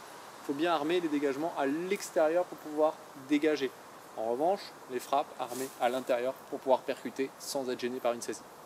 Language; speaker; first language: French; native; French